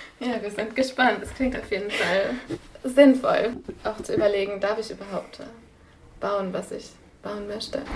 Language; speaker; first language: German; native; German